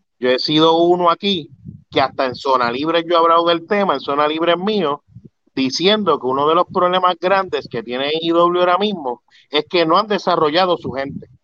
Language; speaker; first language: Spanish; early bilingual, heritage; Spanish